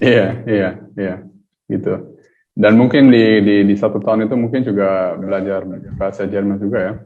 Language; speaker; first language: Indonesian; early bilingual, heritage; German